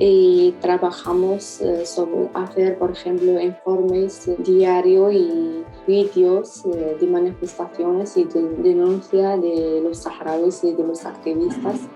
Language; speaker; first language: Spanish; non-native, fluent; Arabic